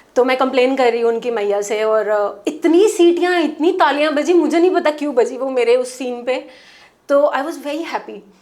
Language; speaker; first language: Hindi; non-native, local second language; Punjabi